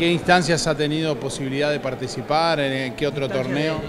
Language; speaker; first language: Spanish; native; Spanish